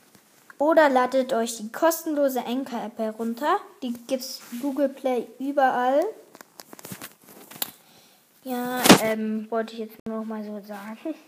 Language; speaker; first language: German; native; German